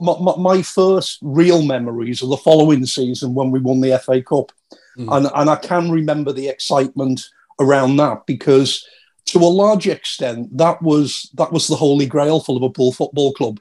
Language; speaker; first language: English; native; English